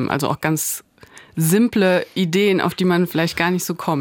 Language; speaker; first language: German; native; German